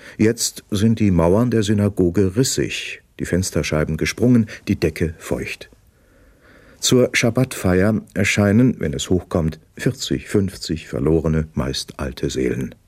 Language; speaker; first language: German; native; German